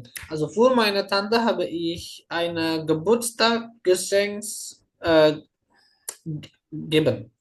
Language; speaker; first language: German; non-native, learner; Indonesian